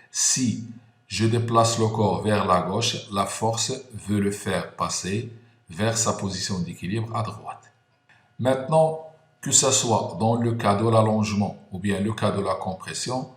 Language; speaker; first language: French; non-native, local second language; Arabic